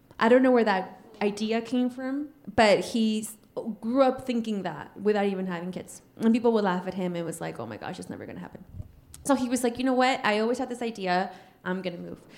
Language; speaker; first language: English; early bilingual, other home language; Spanish